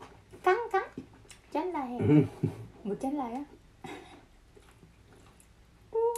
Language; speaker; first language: Korean; non-native, learner; Vietnamese